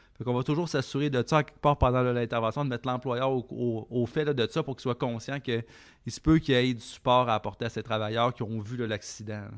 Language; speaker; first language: French; native; French